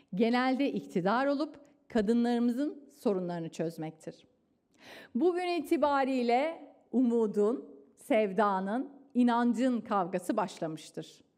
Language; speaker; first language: Turkish; native; Turkish